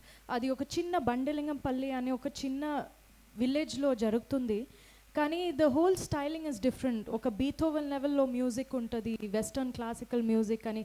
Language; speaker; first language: Telugu; non-native, fluent; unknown